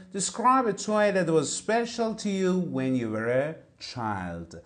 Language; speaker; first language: English; non-native, fluent; Persian